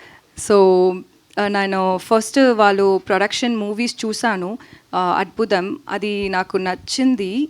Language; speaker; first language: Telugu; non-native, learner; Tamil